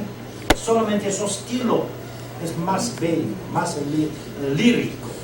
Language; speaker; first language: Spanish; non-native, learner; Chinese